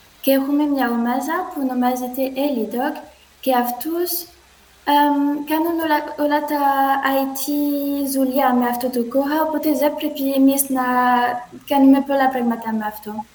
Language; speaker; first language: Greek; non-native, learner; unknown